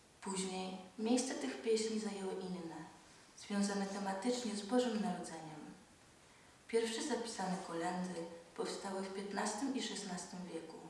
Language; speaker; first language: Polish; native; Polish